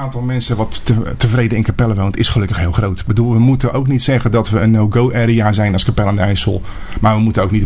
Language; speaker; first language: Dutch; native; Dutch